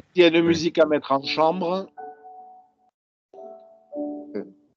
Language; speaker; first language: French; native; French